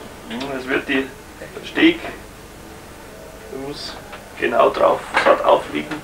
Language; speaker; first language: German; native; German